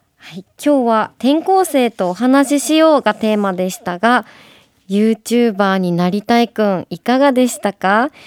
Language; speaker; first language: Japanese; native; Japanese